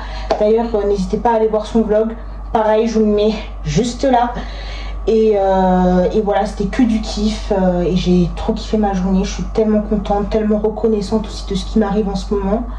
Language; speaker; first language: French; native; French